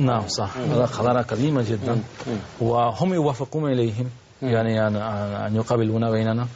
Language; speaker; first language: Arabic; non-native, learner; Spanish